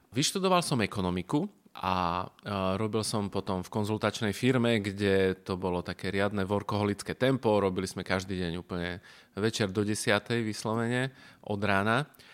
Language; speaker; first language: Slovak; native; Slovak